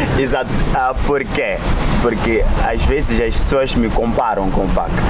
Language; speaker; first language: Portuguese; non-native, local second language; Tsonga